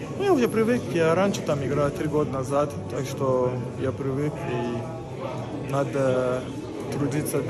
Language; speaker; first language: Russian; non-native, fluent; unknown